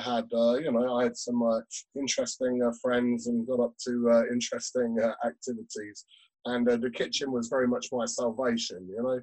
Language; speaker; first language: English; native; English